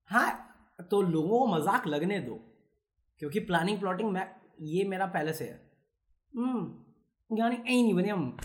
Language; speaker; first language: Hindi; native; Hindi